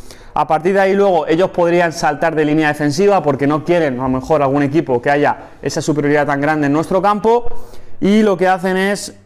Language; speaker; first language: Spanish; native; Spanish